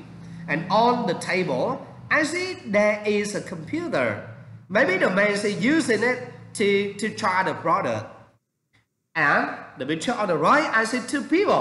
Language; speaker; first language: English; non-native, learner; Vietnamese